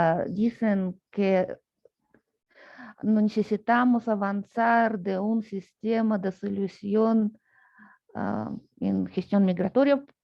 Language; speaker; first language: Spanish; non-native, fluent; Russian